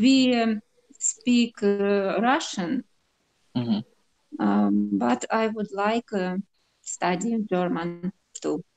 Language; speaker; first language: English; non-native, learner; Russian